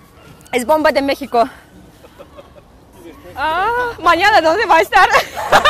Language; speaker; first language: Spanish; non-native, fluent; Russian